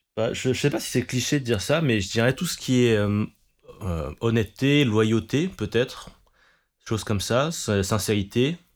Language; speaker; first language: French; early bilingual, other home language; Cantonese